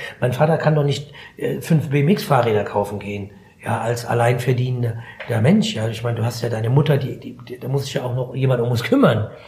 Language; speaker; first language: German; early bilingual, other home language; Arabic